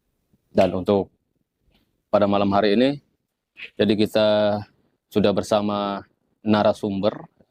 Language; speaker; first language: Indonesian; native; Indonesian